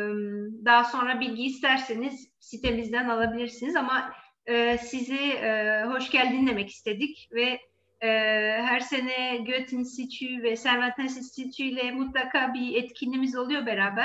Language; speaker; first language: Turkish; non-native, fluent; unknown